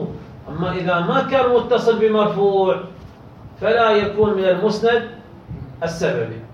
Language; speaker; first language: Arabic; native; Arabic